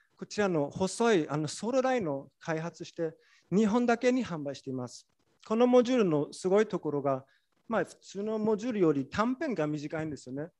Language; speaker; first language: Japanese; non-native, fluent; German